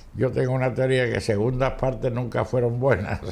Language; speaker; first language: Spanish; native; Spanish